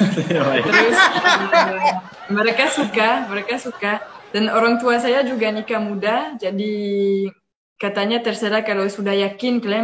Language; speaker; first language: Indonesian; non-native, fluent; French